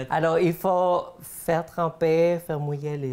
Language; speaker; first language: French; non-native, fluent; Spanish